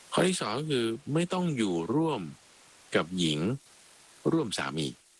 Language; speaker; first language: Thai; native; Thai